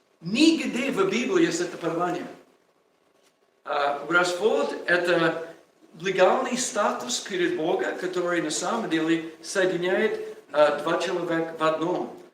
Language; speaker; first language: Russian; non-native, learner; English